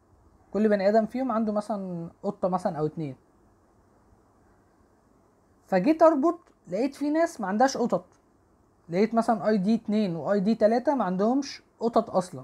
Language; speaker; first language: Arabic; native; Arabic